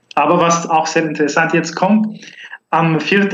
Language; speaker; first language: German; non-native, learner; Arabic